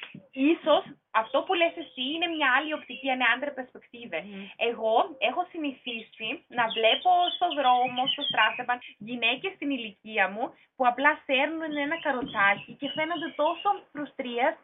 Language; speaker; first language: Greek; non-native, fluent; German